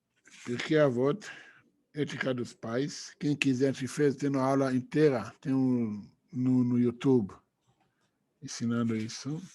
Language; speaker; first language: Portuguese; non-native, fluent; Hebrew